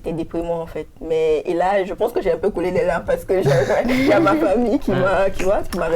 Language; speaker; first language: French; non-native, local second language; Ewe